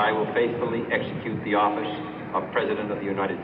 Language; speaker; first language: English; native; English